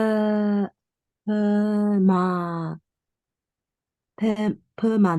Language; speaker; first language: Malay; non-native, learner; Japanese